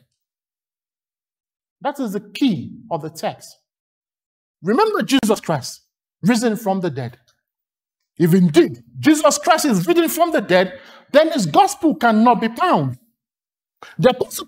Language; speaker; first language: English; non-native, local second language; Yoruba